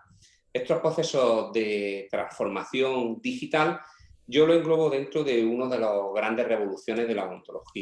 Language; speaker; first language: Spanish; native; Spanish